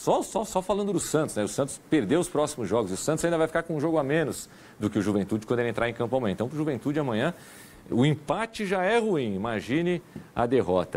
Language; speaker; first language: Portuguese; native; Portuguese